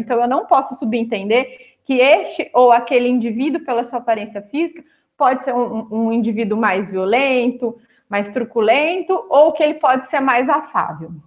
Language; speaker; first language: Portuguese; native; Portuguese